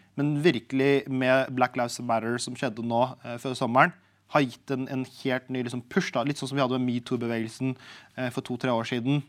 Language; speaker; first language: Norwegian; early bilingual, other home language; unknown